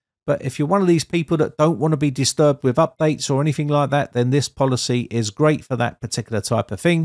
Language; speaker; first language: English; native; English